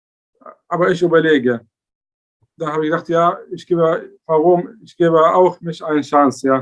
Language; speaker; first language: German; non-native, learner; Arabic